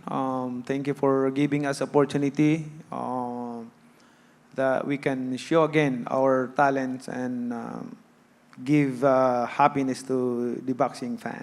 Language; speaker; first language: English; non-native, local second language; Cebuano